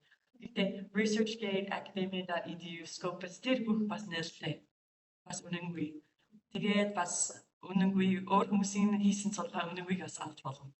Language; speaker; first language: Mongolian; non-native, fluent; English